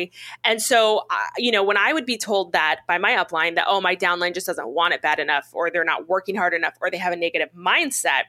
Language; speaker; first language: English; native; English